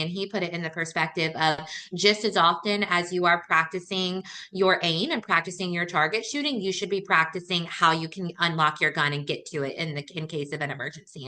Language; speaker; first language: English; native; English